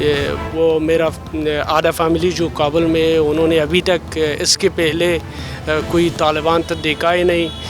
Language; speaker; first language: Hindi; non-native, fluent; Persian